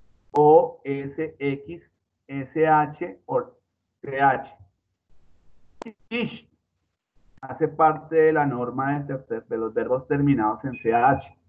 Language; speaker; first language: Spanish; native; Spanish